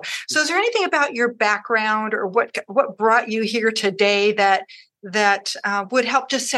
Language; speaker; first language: English; native; English